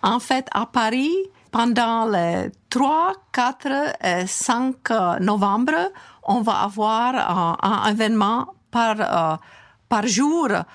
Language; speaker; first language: French; non-native, fluent; Czech